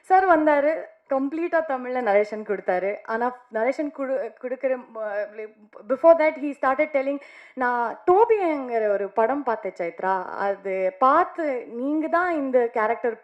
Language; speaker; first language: Tamil; non-native, learner; Kannada